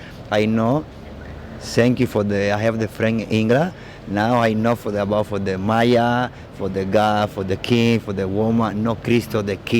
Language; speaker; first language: English; non-native, learner; Spanish